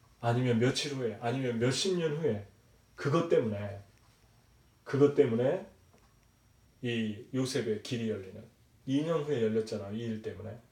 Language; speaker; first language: Korean; native; Korean